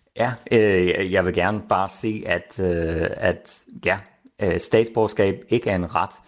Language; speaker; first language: Danish; non-native, fluent; English